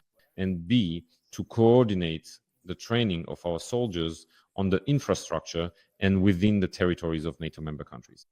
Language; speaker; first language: English; non-native, fluent; Ukrainian